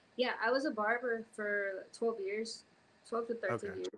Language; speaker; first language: English; native; English